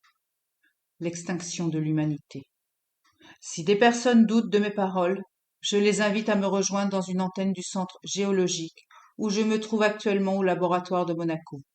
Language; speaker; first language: French; native; French